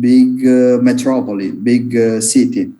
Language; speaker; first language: English; non-native, learner; Italian